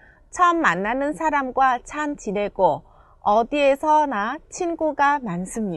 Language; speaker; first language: Korean; non-native, fluent; Vietnamese